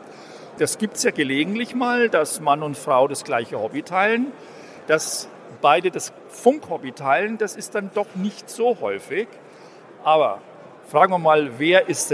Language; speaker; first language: German; native; German